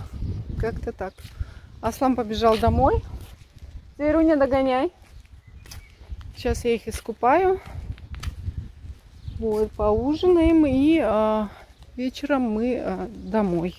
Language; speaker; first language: Russian; native; Russian